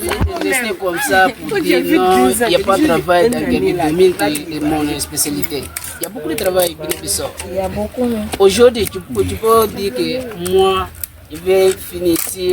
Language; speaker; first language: French; non-native, learner; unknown